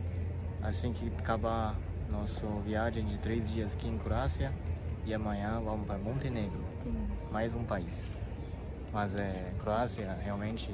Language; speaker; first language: Portuguese; non-native, fluent; Chinese